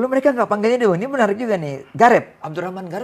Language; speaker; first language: Indonesian; native; Indonesian